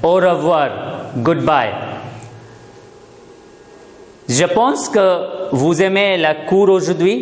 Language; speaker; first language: French; non-native, fluent; Hindi